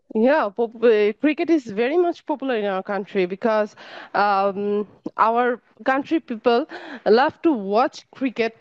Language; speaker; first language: English; non-native, learner; Bangla